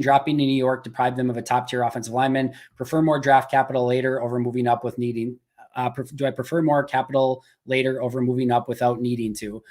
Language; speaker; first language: English; native; English